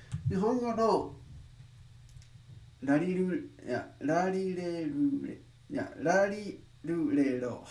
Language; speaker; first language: Japanese; non-native, learner; English